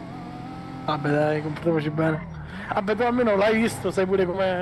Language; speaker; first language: Italian; native; Italian